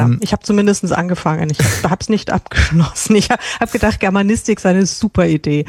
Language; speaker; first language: German; native; German